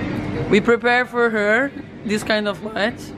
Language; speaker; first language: English; non-native, learner; Portuguese